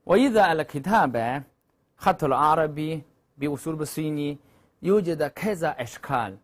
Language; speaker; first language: Arabic; non-native, learner; Chinese